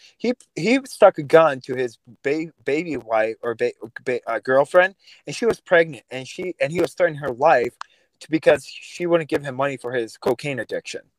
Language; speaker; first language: English; early bilingual, other home language; Russian